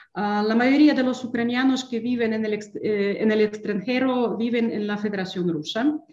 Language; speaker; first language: Spanish; non-native, fluent; Ukrainian